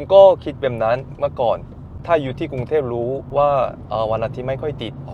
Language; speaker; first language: Thai; non-native, fluent; Korean